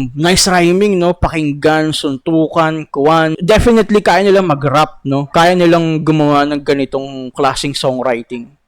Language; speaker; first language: Filipino; native; Filipino